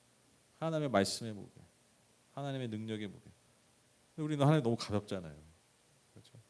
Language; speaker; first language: Korean; native; Korean